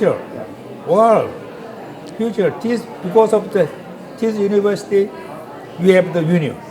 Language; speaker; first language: English; non-native, learner; Korean